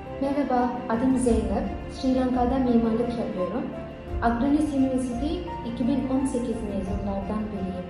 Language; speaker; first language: Turkish; non-native, fluent; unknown